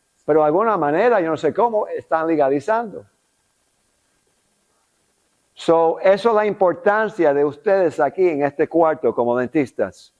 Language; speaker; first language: Spanish; non-native, local second language; English